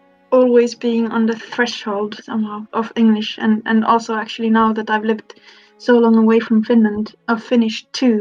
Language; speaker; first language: English; non-native, fluent; Finnish